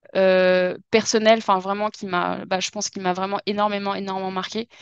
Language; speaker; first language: French; native; French